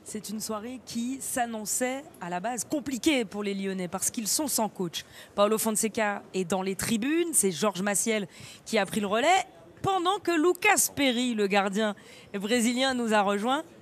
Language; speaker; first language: French; native; French